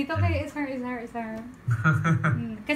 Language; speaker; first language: Chinese; non-native, learner; Filipino